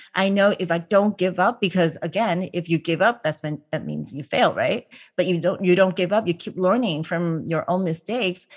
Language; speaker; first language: English; non-native, local second language; Cantonese